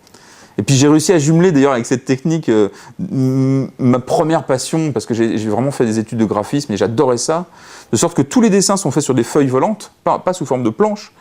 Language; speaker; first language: French; native; French